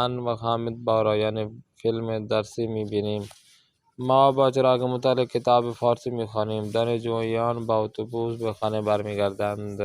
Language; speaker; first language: Persian; non-native, fluent; Urdu